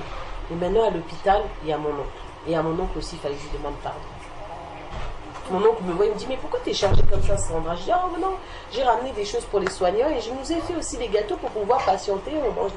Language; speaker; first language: French; native; French